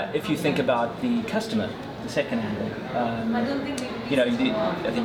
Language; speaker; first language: English; native; English